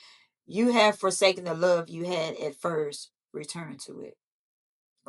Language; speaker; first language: English; native; English